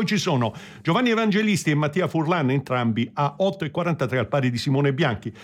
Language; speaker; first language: Italian; native; Italian